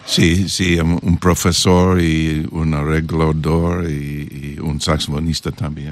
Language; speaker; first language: Spanish; non-native, learner; English